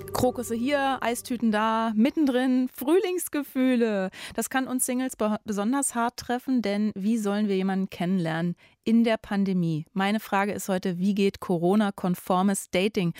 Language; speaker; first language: German; native; German